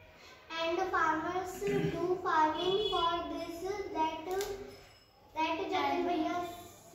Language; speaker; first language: English; non-native, learner; Hindi